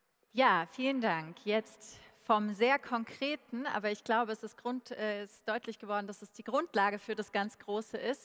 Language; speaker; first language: German; native; German